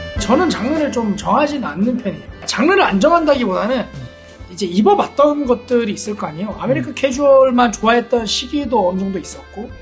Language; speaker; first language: Korean; native; Korean